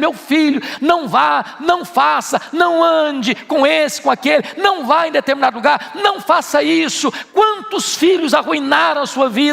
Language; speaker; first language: Portuguese; native; Portuguese